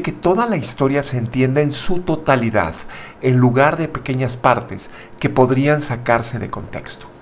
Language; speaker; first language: Spanish; native; Spanish